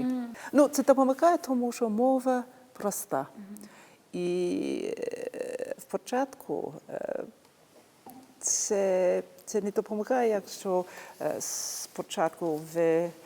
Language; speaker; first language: Ukrainian; non-native, fluent; English